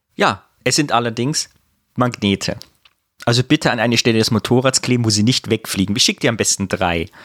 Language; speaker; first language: German; native; German